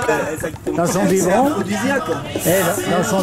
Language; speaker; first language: French; native; French